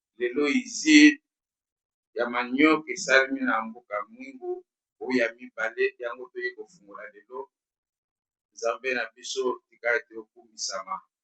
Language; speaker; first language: Lingala; non-native, local second language; Kongo